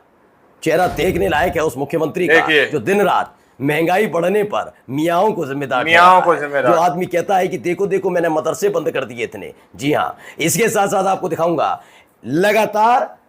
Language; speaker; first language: Hindi; native; Hindi